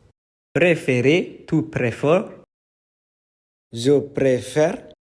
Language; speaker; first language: French; non-native, fluent; Indonesian